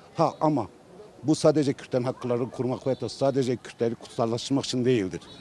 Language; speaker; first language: Turkish; non-native, local second language; Kurdish